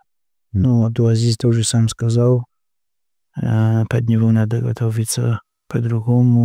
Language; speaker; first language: Russian; non-native, local second language; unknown